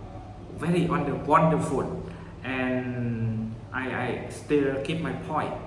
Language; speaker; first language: English; non-native, learner; Vietnamese